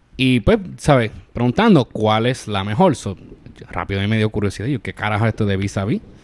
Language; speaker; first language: Spanish; native; Spanish